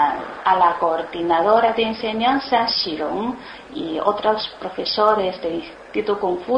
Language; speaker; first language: Spanish; non-native, learner; Chinese